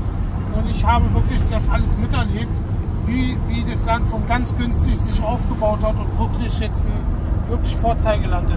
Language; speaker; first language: German; native; German